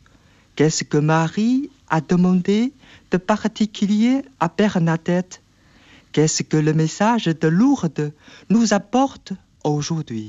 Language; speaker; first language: French; non-native, fluent; Chinese